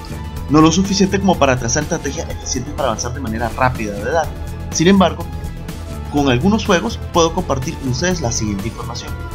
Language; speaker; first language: Spanish; native; Spanish